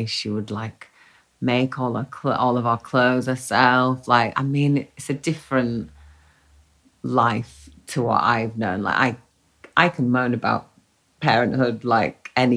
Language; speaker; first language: English; native; English